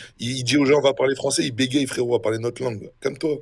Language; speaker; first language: French; native; French